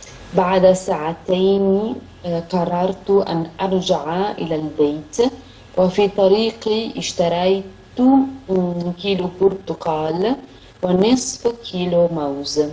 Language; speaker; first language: Arabic; non-native, learner; Italian